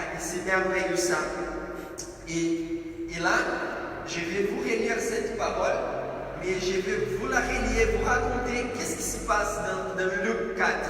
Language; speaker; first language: French; non-native, fluent; Portuguese